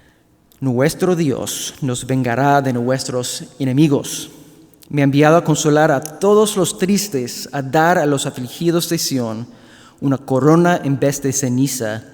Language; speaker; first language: Spanish; non-native, fluent; English